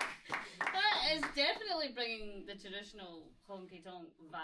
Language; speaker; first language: English; native; English